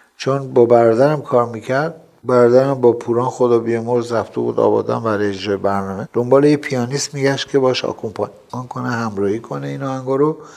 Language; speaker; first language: Persian; non-native, local second language; Azerbaijani